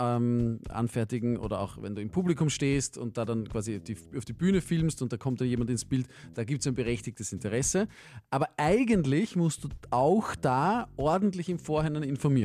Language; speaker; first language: German; native; German